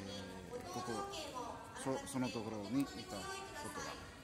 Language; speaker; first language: Japanese; non-native, learner; English